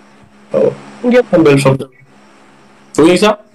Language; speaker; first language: French; non-native, local second language; Haitian Creole